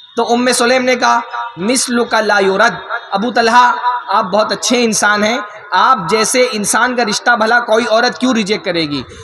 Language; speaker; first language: Urdu; native; Urdu